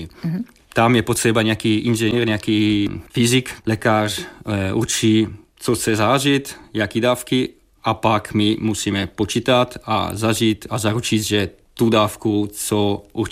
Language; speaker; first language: Czech; non-native, fluent; Italian